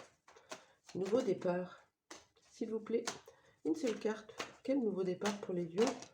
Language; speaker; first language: French; native; French